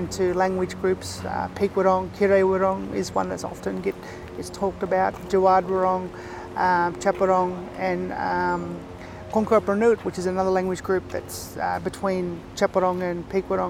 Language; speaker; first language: English; native; English